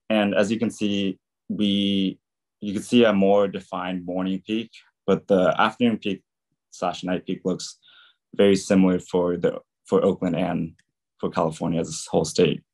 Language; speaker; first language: English; native; English